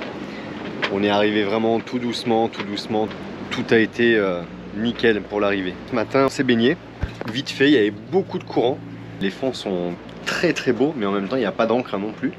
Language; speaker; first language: French; native; French